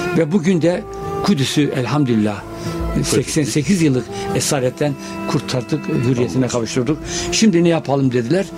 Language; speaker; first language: Turkish; native; Turkish